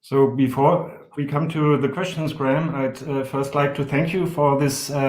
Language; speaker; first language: English; non-native, fluent; German